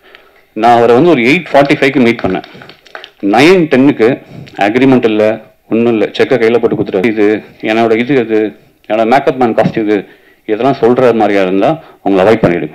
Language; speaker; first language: Tamil; native; Tamil